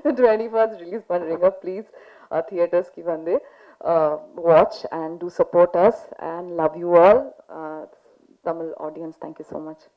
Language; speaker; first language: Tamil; non-native, learner; Malayalam